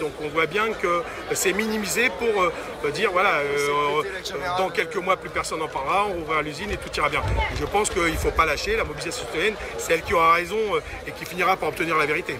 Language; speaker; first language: French; native; French